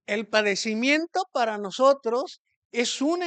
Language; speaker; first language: Spanish; native; Spanish